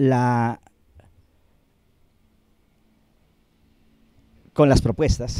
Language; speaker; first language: Spanish; native; Spanish